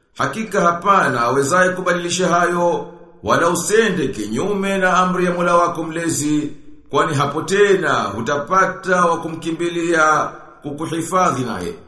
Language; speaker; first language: Swahili; native; Swahili